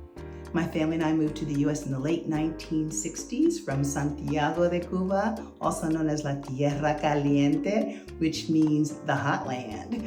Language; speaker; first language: English; early bilingual, other home language; Spanish